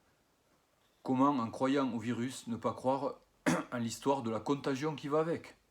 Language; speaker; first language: French; native; French